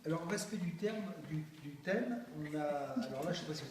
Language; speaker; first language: French; native; French